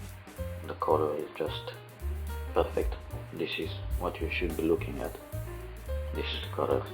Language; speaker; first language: English; non-native, fluent; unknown